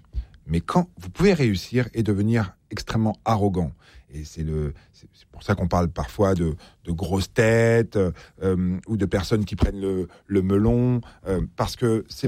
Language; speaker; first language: French; native; French